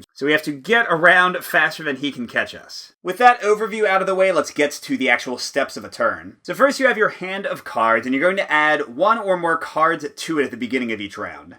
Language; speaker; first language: English; native; English